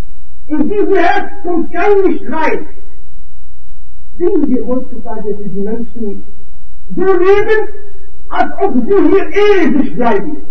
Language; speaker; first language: German; non-native, fluent; Arabic